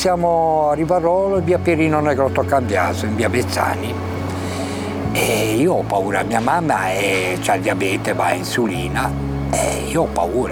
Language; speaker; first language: Italian; native; Italian